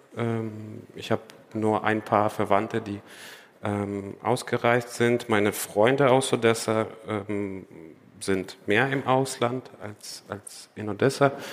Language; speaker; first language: German; non-native, fluent; Ukrainian